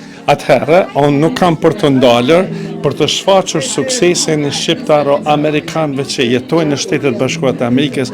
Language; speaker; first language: Albanian; native; Albanian